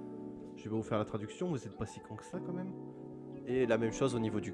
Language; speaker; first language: French; native; French